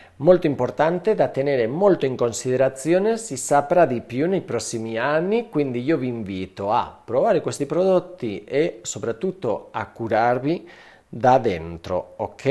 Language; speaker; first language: Italian; non-native, fluent; Spanish